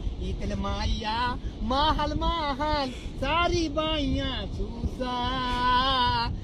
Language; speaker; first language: Indonesian; non-native, learner; Bangla